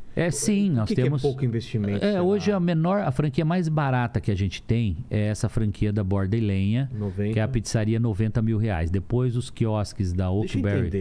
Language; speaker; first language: Portuguese; native; Portuguese